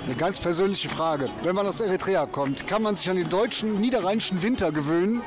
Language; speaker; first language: German; native; German